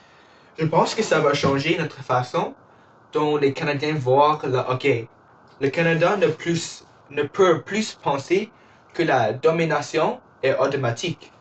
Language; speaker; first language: French; non-native, learner; English